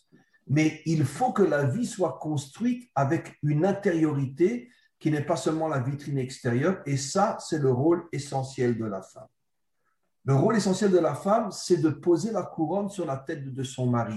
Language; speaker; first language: French; native; French